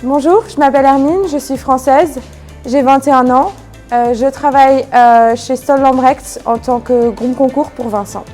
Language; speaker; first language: French; native; French